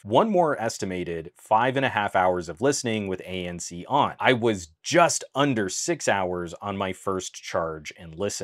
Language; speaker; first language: English; native; English